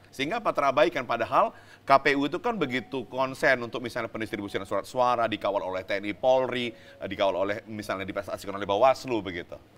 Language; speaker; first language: Indonesian; native; Indonesian